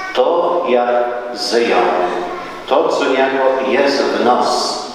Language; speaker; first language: Polish; native; Polish